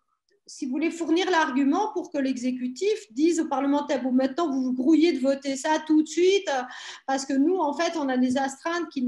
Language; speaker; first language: French; native; French